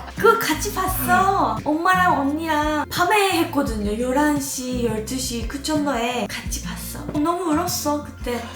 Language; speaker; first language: Korean; non-native, fluent; Japanese